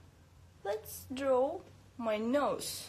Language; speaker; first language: English; non-native, learner; Russian